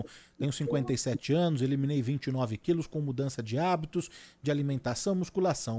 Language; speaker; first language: Portuguese; native; Portuguese